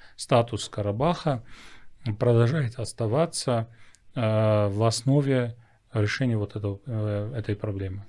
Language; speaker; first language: Russian; non-native, local second language; Armenian